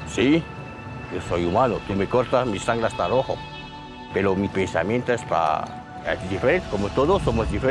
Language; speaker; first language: Spanish; non-native, learner; French